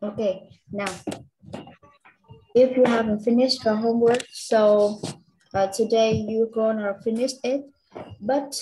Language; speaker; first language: English; non-native, learner; Vietnamese